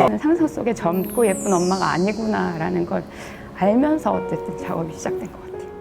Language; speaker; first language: Korean; native; Korean